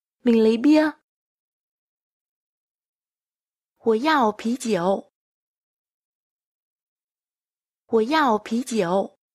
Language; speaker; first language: Chinese; non-native, fluent; Vietnamese